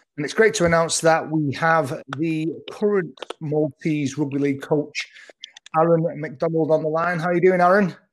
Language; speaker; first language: English; early bilingual, other home language; Maltese